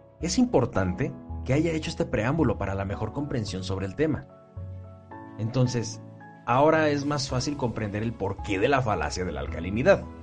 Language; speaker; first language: Spanish; native; Spanish